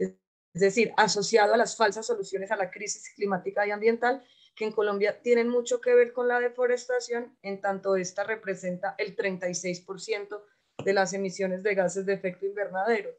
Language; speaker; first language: Spanish; native; Spanish